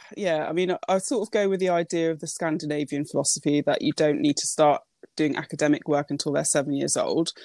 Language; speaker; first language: English; early bilingual, other home language; Japanese